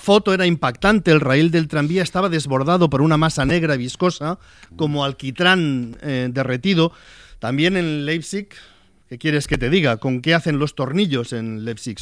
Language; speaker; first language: Spanish; native; Spanish